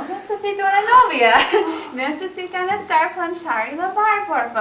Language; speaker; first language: Spanish; non-native, learner; English